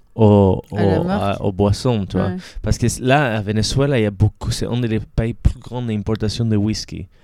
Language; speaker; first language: French; non-native, fluent; Spanish